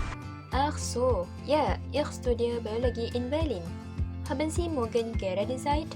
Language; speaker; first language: German; non-native, learner; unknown